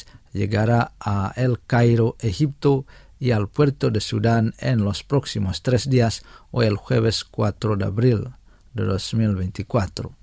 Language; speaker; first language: Spanish; non-native, fluent; Indonesian